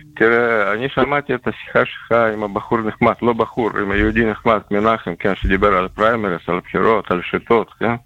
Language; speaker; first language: Hebrew; non-native, fluent; Russian